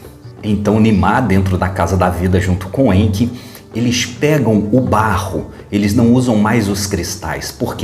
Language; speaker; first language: Portuguese; native; Portuguese